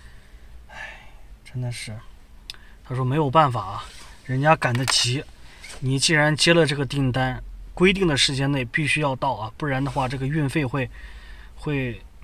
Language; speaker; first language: Chinese; native; Chinese